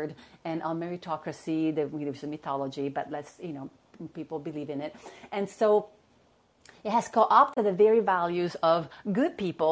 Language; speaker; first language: English; non-native, fluent; Italian